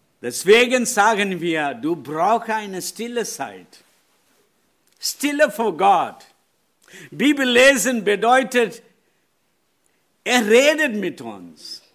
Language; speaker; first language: German; non-native, learner; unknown